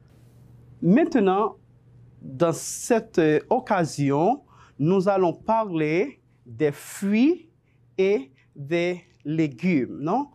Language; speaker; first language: French; non-native, fluent; Spanish